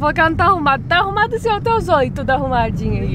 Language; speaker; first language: Portuguese; native; Portuguese